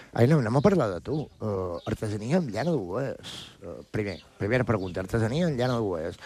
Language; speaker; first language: Catalan; native; Catalan